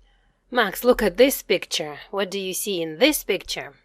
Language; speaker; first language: English; non-native, fluent; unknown